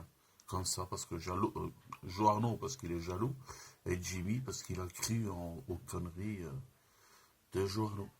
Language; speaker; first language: French; native; French